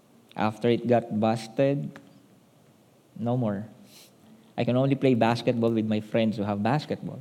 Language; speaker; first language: English; non-native, local second language; Filipino